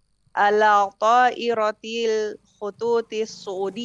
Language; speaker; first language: Arabic; non-native, learner; Indonesian